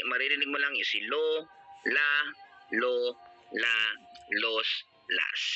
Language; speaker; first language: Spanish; non-native, learner; Filipino